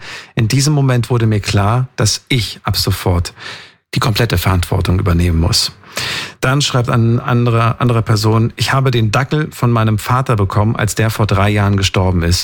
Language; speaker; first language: German; native; German